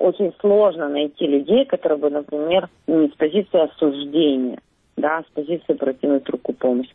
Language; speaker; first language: Russian; native; Russian